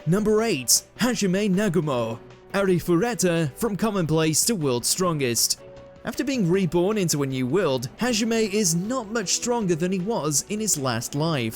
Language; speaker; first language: English; native; English